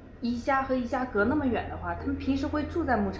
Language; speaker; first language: Chinese; native; Chinese